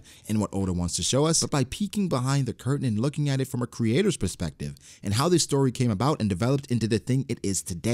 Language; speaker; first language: English; native; English